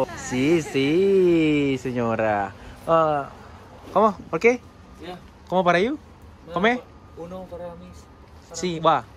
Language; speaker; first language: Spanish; non-native, learner; Indonesian